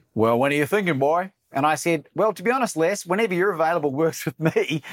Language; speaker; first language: English; native; English